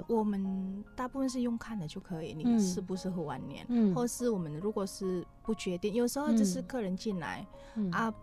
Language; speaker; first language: Chinese; non-native, fluent; Indonesian